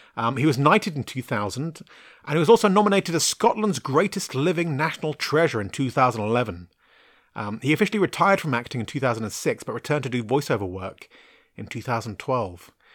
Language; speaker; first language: English; native; English